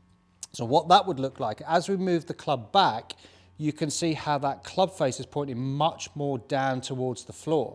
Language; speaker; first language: English; native; English